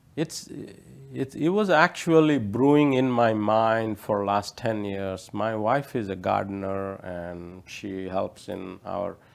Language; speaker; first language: English; non-native, local second language; Odia